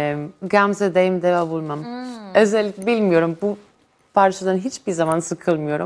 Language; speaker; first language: Turkish; non-native, fluent; Greek